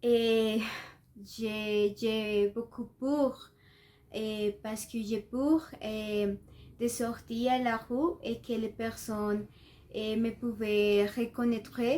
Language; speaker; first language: French; non-native, learner; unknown